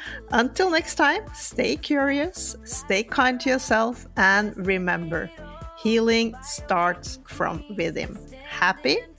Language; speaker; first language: English; non-native, fluent; Norwegian